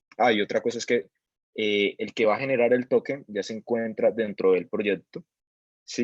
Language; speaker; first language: Spanish; native; Spanish